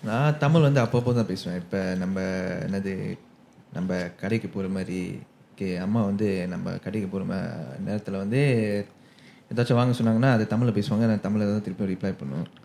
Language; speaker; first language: Tamil; non-native, local second language; English